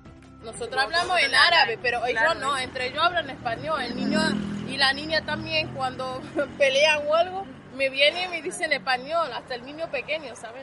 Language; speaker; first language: Spanish; non-native, fluent; Arabic